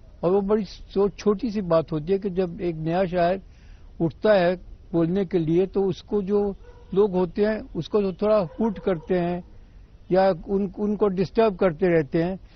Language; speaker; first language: Urdu; native; Urdu